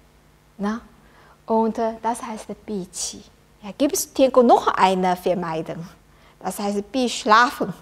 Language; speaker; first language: German; non-native, learner; Chinese